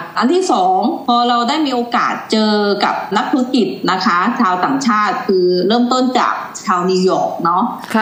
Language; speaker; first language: Thai; non-native, local second language; Iu Mien